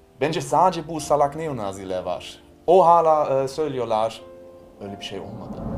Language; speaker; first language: Turkish; non-native, learner; German